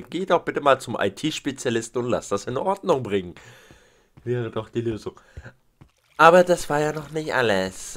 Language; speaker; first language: German; native; German